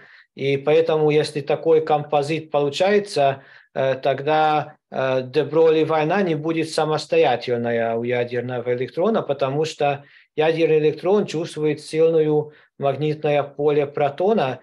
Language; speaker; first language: Russian; non-native, learner; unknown